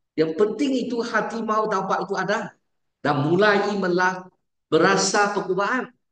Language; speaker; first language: Malay; non-native, local second language; Chinese